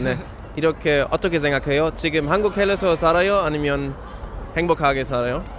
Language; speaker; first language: Korean; non-native, learner; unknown